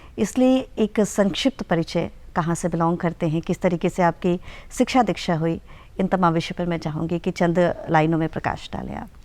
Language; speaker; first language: Hindi; native; Hindi